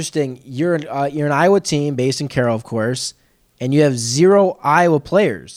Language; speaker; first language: English; native; English